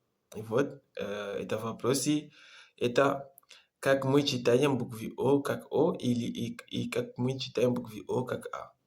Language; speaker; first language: Russian; non-native, learner; Comorian